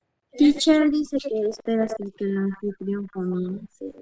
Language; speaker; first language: Spanish; native; Spanish